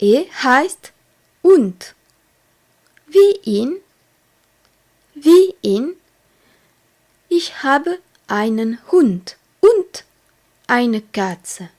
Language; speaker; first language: German; non-native, fluent; French